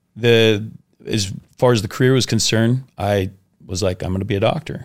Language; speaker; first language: English; native; English